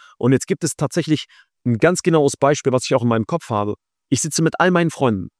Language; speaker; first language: German; early bilingual, other home language; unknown